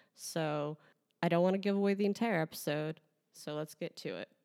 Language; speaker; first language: English; native; English